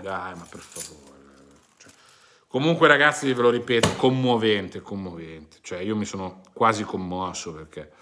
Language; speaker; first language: Italian; native; Italian